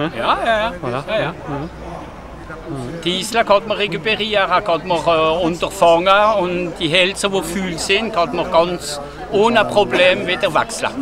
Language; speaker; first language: German; non-native, local second language; French